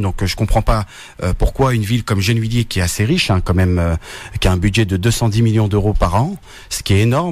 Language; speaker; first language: French; native; French